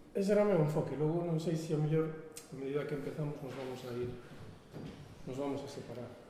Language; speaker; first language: Galician; non-native, local second language; Spanish